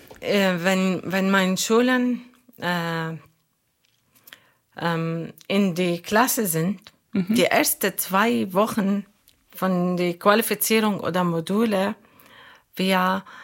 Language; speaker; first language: German; non-native, learner; Arabic